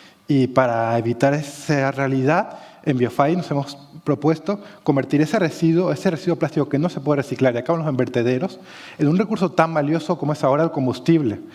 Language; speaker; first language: Spanish; native; Spanish